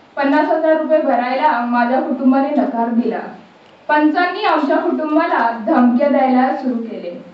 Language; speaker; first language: Marathi; non-native, local second language; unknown